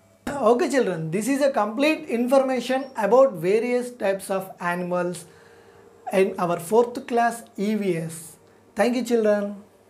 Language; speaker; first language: English; non-native, local second language; Telugu